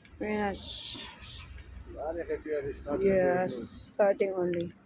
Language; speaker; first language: English; non-native, learner; Filipino